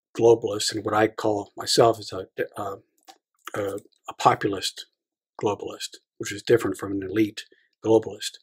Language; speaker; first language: English; native; English